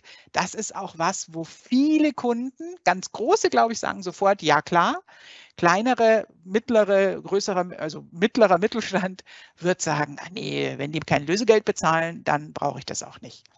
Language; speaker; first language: German; native; German